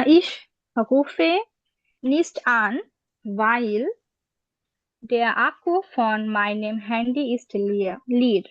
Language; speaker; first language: German; non-native, learner; Bangla